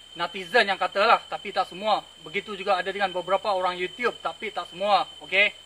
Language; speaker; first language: Malay; native; Malay